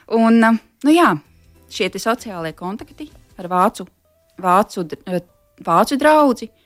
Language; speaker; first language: Latvian; native; Latvian